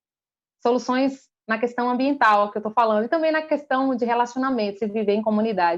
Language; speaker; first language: Portuguese; native; Portuguese